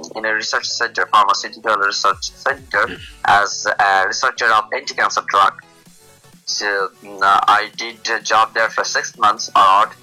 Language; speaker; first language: English; non-native, local second language; Bangla